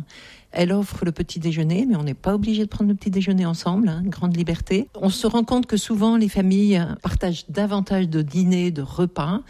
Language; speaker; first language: French; native; French